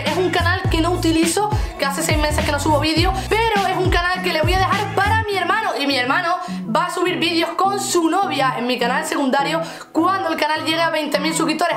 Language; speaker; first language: Spanish; native; Spanish